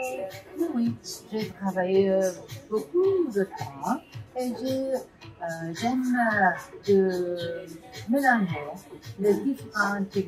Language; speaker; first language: French; non-native, learner; Spanish